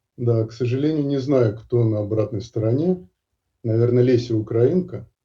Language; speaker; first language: Russian; native; Russian